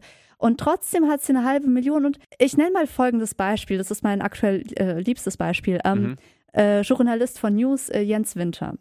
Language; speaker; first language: German; native; German